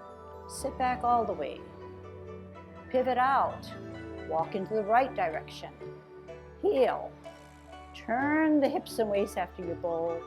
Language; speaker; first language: English; native; English